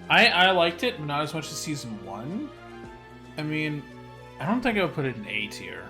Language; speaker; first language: English; native; English